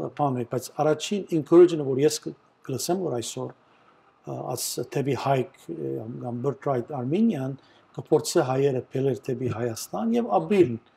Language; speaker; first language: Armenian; early bilingual, heritage; Armenian